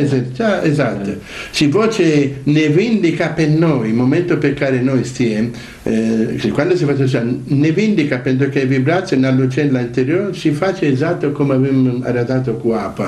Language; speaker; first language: Romanian; non-native, learner; Italian